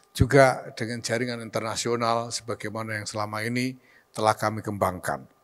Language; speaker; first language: Indonesian; native; Indonesian